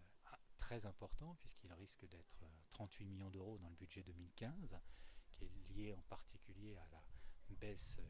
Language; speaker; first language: French; native; French